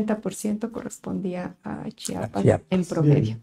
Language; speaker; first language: Spanish; native; Spanish